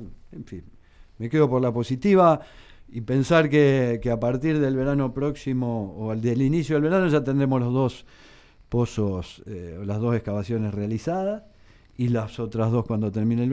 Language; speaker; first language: Spanish; native; Spanish